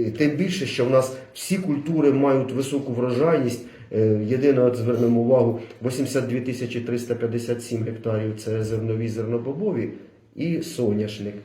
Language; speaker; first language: Ukrainian; native; Ukrainian